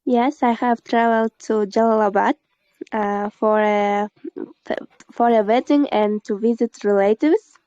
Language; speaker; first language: English; non-native, learner; Kyrgyz